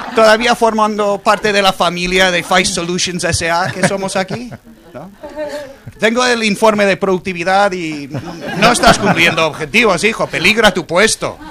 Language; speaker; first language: Spanish; non-native, fluent; English